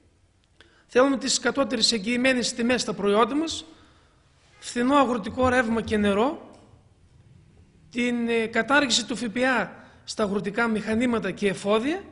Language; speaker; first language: Greek; native; Greek